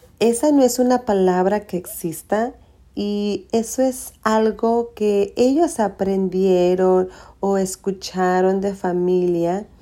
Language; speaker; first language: Spanish; early bilingual, heritage; Spanish